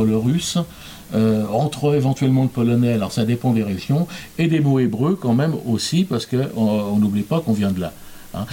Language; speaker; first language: French; native; French